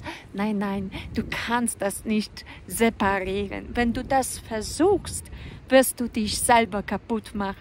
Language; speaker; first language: German; non-native, fluent; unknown